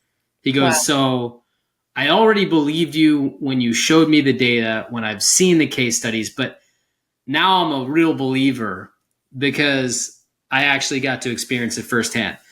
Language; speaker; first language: English; native; English